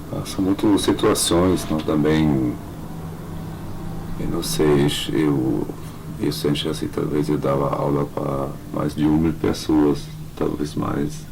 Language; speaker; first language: Portuguese; non-native, learner; German